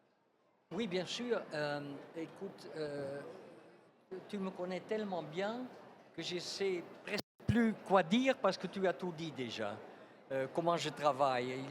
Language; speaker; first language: French; non-native, fluent; Dutch